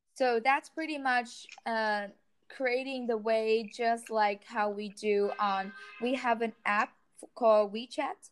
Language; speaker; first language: English; non-native, fluent; Chinese